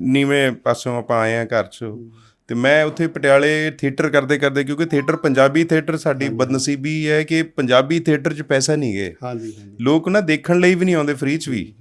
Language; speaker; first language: Punjabi; non-native, local second language; Hindi